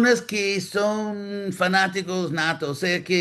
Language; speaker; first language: Spanish; non-native, fluent; English